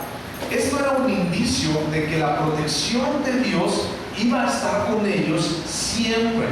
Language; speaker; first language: Spanish; native; Spanish